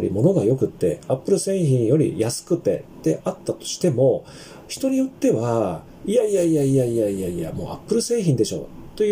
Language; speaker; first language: Japanese; native; Japanese